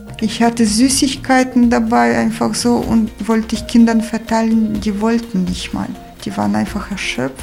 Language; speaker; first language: German; non-native, fluent; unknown